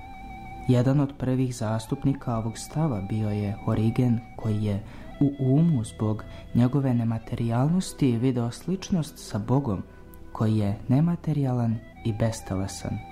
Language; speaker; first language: Serbian; native; Serbian